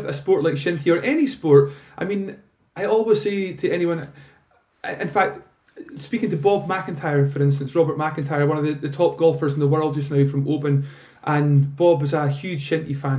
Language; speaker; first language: English; native; English